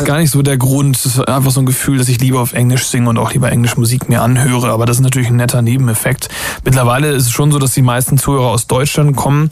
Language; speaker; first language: German; native; German